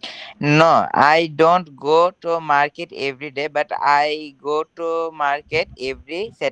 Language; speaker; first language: English; non-native, learner; Bangla